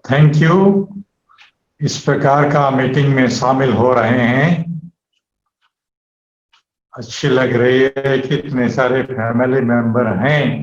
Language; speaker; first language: Hindi; native; Hindi